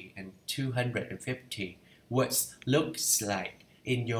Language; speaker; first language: English; non-native, fluent; Vietnamese